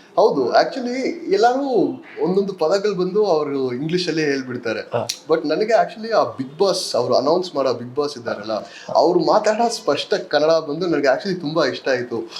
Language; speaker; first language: Kannada; non-native, local second language; English